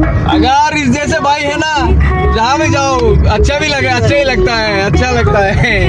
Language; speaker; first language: Hindi; non-native, learner; Bangla